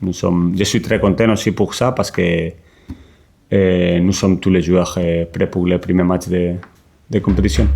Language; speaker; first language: French; non-native, learner; Spanish